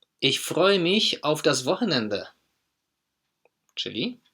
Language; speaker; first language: German; non-native, fluent; Polish